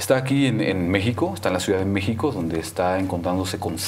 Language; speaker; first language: Spanish; native; Spanish